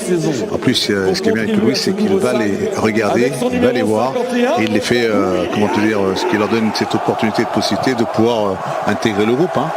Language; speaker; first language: French; native; French